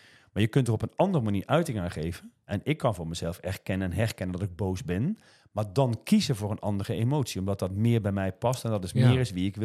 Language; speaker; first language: Dutch; native; Dutch